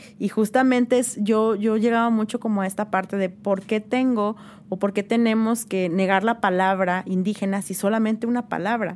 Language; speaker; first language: Spanish; native; Spanish